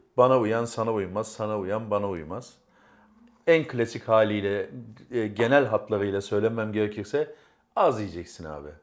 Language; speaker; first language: Turkish; native; Turkish